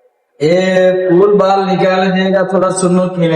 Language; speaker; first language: Hindi; non-native, learner; Bangla